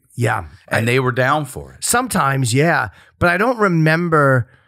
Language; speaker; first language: English; native; English